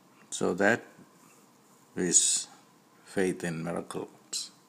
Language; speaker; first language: English; non-native, local second language; Tamil